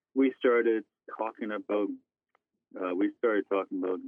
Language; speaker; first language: English; non-native, fluent; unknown